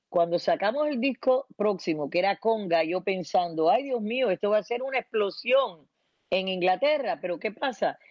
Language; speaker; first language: Spanish; early bilingual, heritage; Spanish